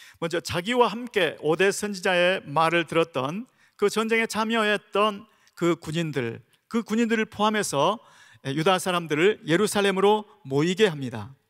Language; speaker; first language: Korean; native; Korean